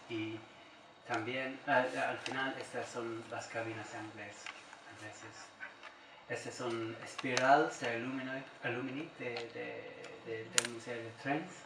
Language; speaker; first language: Spanish; non-native, learner; English